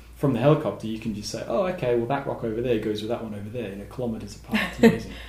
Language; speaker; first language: English; native; English